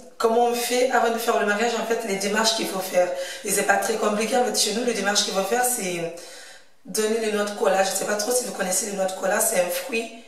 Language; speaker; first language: French; early bilingual, other home language; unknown